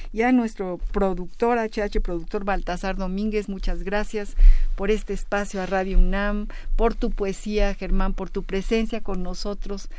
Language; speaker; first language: Spanish; native; Spanish